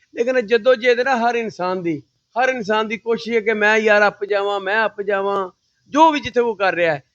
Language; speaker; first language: Urdu; non-native, local second language; Punjabi